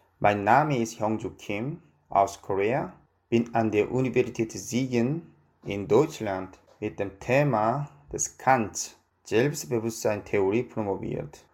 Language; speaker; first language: German; non-native, fluent; Korean